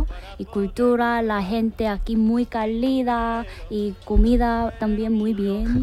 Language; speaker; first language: Spanish; non-native, learner; Korean